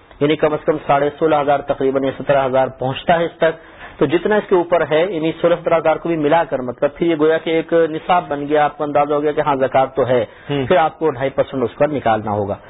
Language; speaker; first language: Urdu; native; Urdu